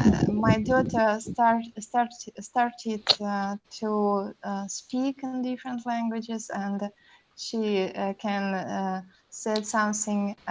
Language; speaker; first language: English; non-native, learner; Russian